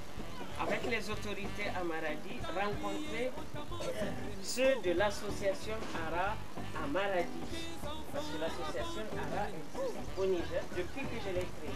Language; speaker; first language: French; non-native, local second language; Hausa